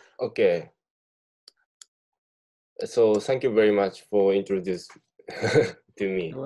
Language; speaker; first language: English; non-native, learner; Japanese